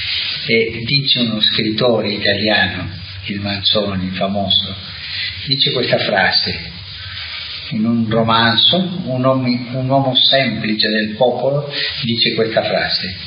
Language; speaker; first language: Italian; non-native, fluent; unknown